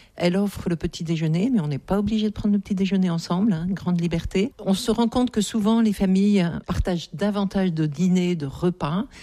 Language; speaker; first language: French; native; French